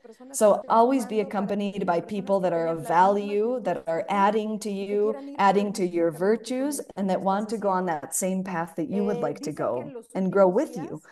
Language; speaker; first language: English; non-native, fluent; Spanish